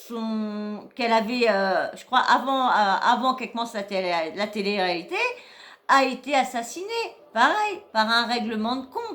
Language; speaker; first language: French; native; French